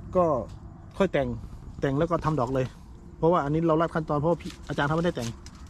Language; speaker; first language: Thai; native; Thai